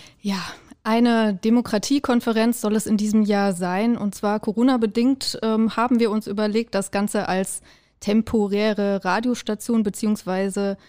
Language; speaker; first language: German; native; German